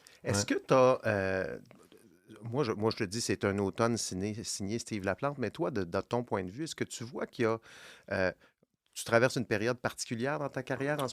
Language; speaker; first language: French; native; French